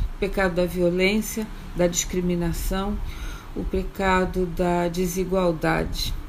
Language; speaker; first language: Portuguese; native; Portuguese